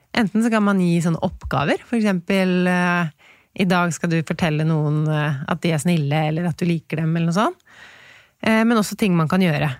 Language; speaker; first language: Norwegian; native; Norwegian